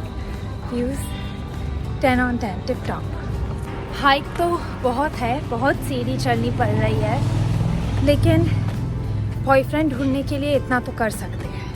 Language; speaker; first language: Hindi; non-native, local second language; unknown